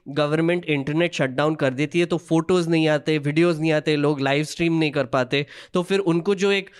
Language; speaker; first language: Hindi; non-native, local second language; Marathi